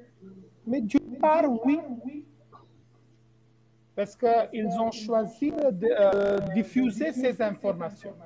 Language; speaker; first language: French; non-native, fluent; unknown